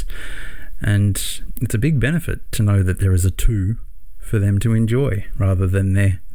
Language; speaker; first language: English; native; English